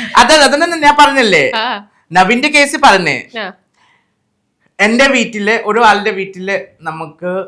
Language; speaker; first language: Malayalam; non-native, fluent; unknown